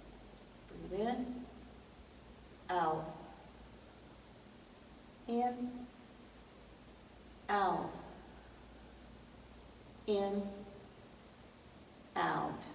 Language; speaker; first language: English; native; English